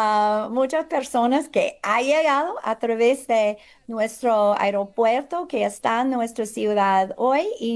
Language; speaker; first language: Spanish; early bilingual, heritage; English